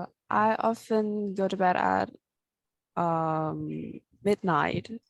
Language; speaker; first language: English; non-native, learner; Vietnamese